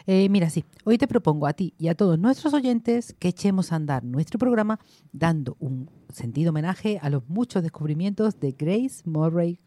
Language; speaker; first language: Spanish; native; Spanish